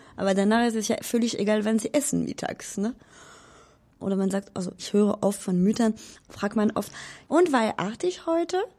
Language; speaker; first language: German; non-native, fluent; French